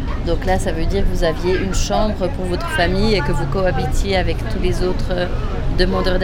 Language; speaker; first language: French; native; French